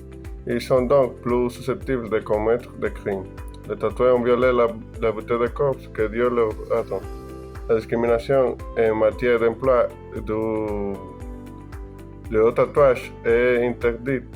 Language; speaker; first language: French; non-native, learner; Spanish